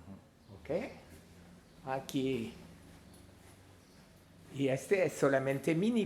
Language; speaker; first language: Spanish; non-native, learner; French